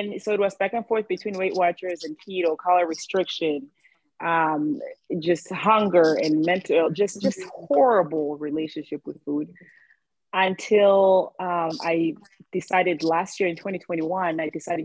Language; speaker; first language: English; non-native, local second language; Swati